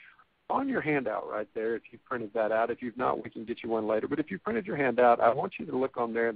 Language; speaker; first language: English; native; English